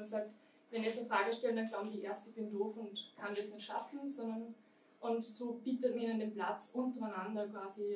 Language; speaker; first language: German; native; German